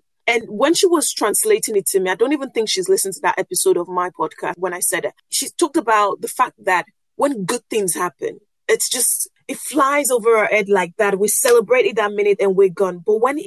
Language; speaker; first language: English; non-native, local second language; Yoruba